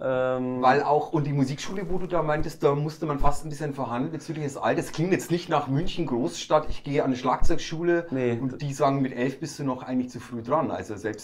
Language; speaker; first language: German; native; German